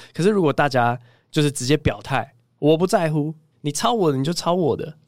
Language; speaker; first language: Chinese; native; Chinese